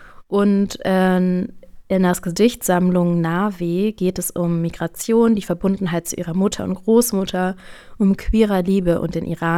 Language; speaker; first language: German; native; German